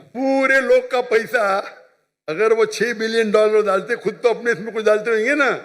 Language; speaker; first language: Urdu; non-native, local second language; Konkani